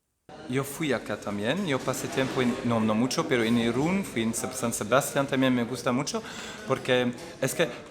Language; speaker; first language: Spanish; non-native, fluent; Dutch